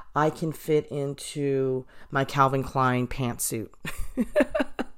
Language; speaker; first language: English; native; English